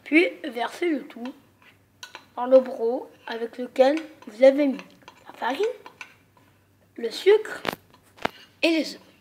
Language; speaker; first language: French; native; French